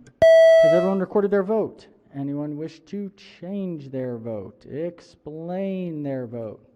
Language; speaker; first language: English; native; English